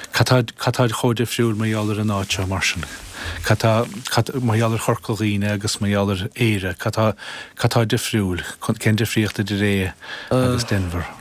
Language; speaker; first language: Irish; native; Irish